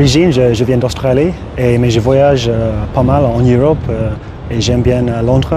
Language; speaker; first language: French; non-native, fluent; English